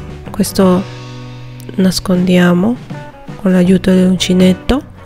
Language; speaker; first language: Italian; non-native, fluent; Spanish